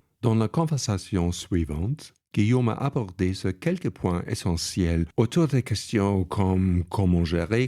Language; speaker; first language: French; non-native, fluent; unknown